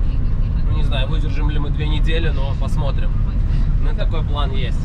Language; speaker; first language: Russian; native; Russian